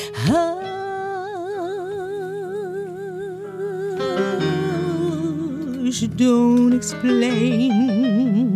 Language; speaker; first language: English; native; English